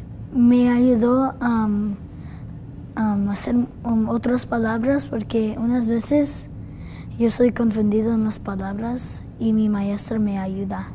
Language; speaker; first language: Spanish; early bilingual, heritage; Spanish